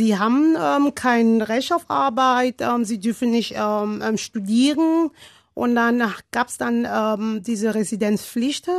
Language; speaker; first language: German; non-native, learner; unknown